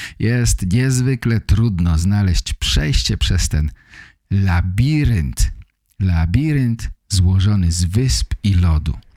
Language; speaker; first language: Polish; native; Polish